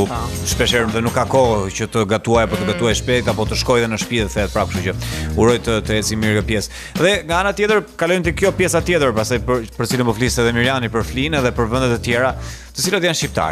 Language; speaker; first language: Albanian; native; Albanian